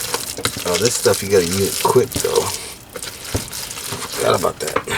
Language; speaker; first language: English; native; English